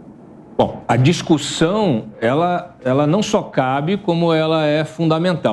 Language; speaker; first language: Portuguese; native; Portuguese